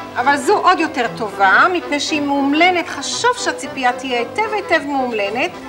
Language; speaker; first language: Hebrew; native; Hebrew